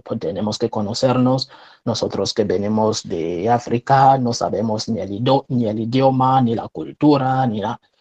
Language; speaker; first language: Spanish; non-native, fluent; French